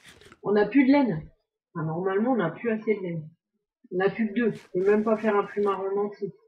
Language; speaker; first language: French; native; French